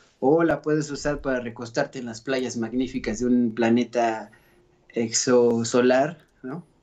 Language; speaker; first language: Spanish; native; Spanish